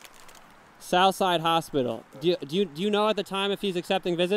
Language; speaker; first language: English; native; English